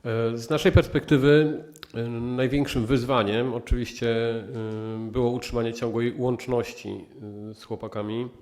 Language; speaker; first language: Polish; native; Polish